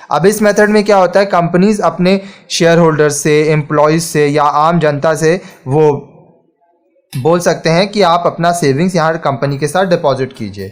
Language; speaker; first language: Hindi; native; Hindi